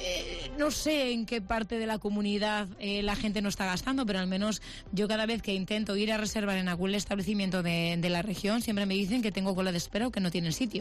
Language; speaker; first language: Spanish; native; Spanish